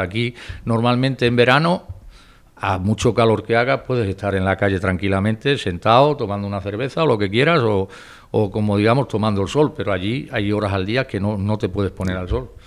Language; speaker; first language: Spanish; native; Spanish